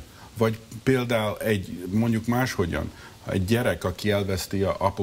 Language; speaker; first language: Hungarian; early bilingual, heritage; Hungarian